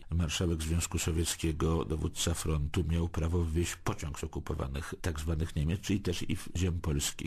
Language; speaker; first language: Polish; native; Polish